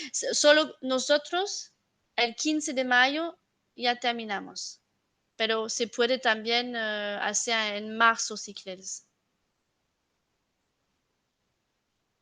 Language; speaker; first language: Spanish; non-native, fluent; French